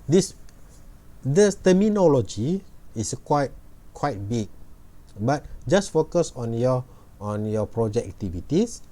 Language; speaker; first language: English; non-native, local second language; Malay